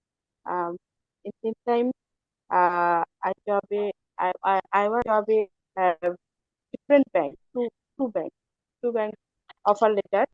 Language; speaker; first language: English; non-native, learner; Bangla